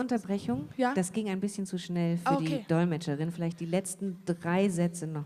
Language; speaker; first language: German; native; German